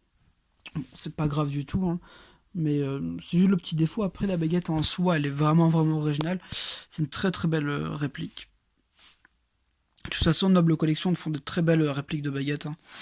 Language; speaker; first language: French; native; French